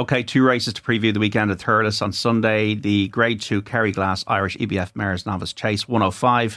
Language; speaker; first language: English; native; English